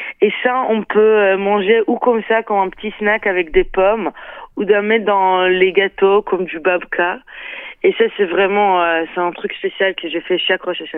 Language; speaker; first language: French; non-native, fluent; Hebrew